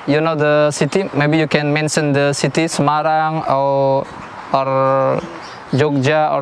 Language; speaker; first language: English; non-native, learner; Indonesian